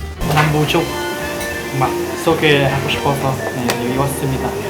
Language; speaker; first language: Korean; non-native, fluent; Vietnamese